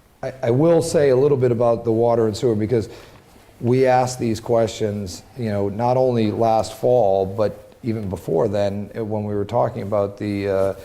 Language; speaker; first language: English; native; English